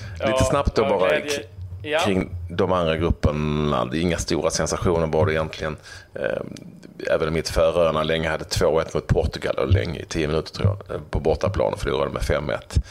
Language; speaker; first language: Swedish; native; Swedish